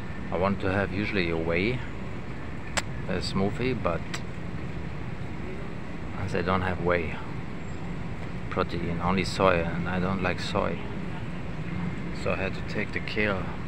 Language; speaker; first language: English; non-native, fluent; German